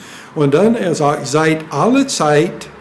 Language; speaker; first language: German; non-native, fluent; English